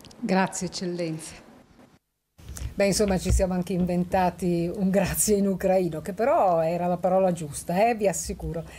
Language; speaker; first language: Italian; native; Italian